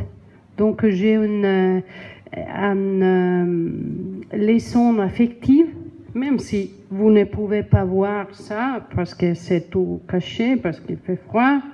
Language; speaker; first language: French; non-native, learner; Spanish